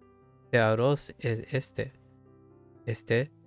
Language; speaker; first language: Spanish; non-native, learner; English